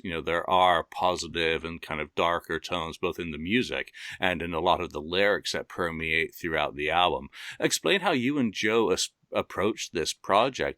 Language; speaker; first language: English; native; English